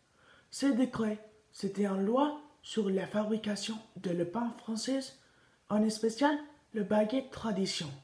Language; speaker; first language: French; non-native, learner; Spanish